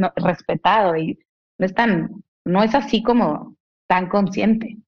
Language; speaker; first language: Spanish; native; Spanish